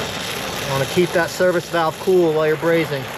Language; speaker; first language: English; native; English